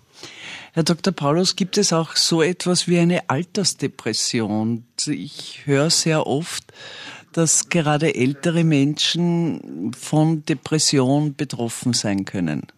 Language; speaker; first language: German; native; German